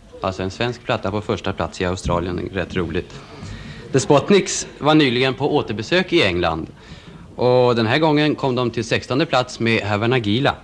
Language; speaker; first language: Swedish; native; Swedish